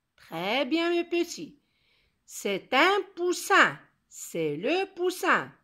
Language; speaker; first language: French; non-native, local second language; Arabic